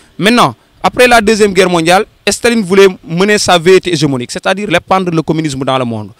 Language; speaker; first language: French; non-native, local second language; Wolof